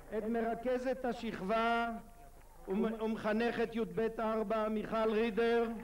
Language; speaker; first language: Hebrew; native; Hebrew